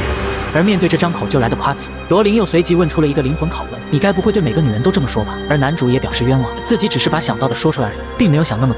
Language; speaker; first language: Chinese; native; Chinese